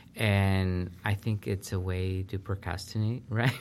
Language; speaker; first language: English; non-native, fluent; Spanish